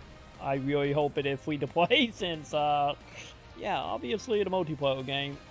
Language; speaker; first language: English; native; English